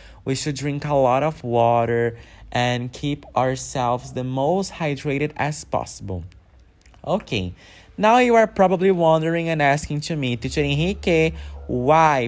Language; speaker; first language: English; non-native, fluent; Portuguese